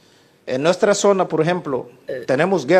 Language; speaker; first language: Spanish; non-native, fluent; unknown